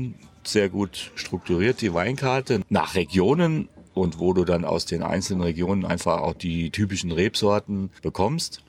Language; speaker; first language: German; native; German